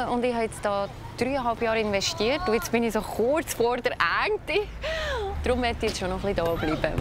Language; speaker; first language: German; native; German